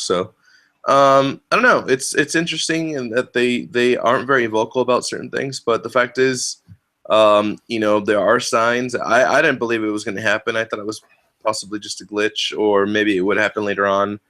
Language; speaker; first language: English; native; English